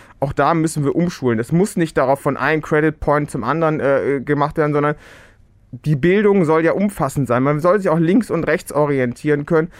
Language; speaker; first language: German; early bilingual, other home language; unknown